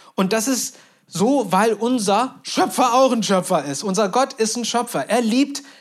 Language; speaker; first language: German; non-native, fluent; Turkish